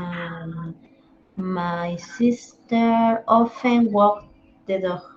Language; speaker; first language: English; non-native, learner; Spanish